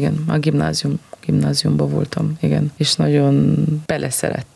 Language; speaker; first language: Hungarian; early bilingual, heritage; Hungarian